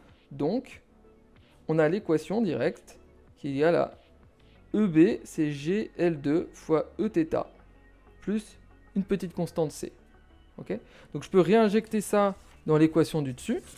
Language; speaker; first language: French; native; French